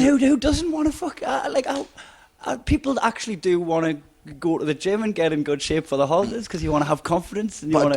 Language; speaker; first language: English; native; English